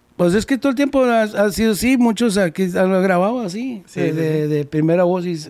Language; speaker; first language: Spanish; early bilingual, heritage; Spanish